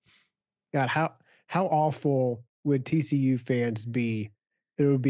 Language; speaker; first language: English; native; English